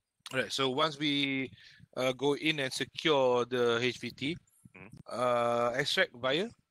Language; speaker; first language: English; non-native, local second language; Malay